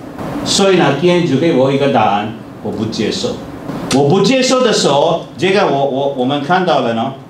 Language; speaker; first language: Chinese; non-native, fluent; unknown